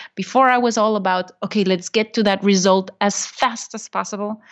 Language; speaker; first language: English; non-native, fluent; Spanish